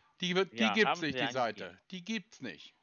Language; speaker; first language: German; native; German